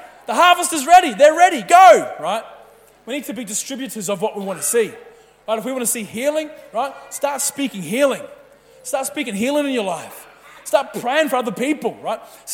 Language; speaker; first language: English; native; English